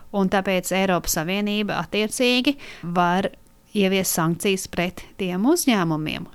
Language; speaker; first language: Latvian; native; Latvian